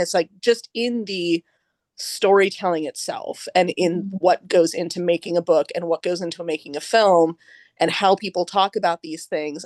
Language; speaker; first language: English; native; English